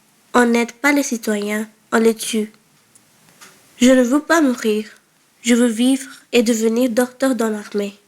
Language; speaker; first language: French; early bilingual, other home language; Bangla